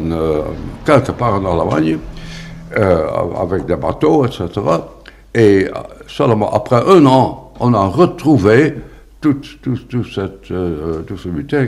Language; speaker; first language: French; non-native, fluent; Dutch